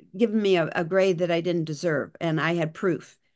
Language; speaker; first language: English; native; English